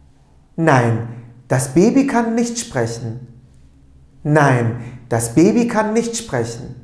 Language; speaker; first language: German; non-native, fluent; Turkish